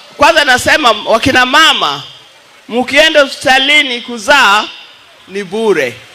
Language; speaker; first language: Swahili; non-native, local second language; Luo (Kenya and Tanzania)